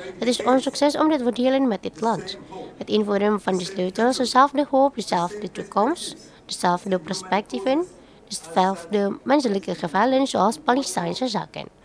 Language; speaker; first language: Dutch; non-native, fluent; Indonesian